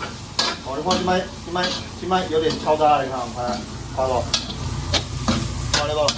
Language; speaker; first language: Chinese; native; Chinese